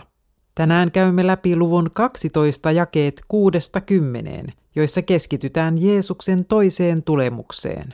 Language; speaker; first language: Finnish; native; Finnish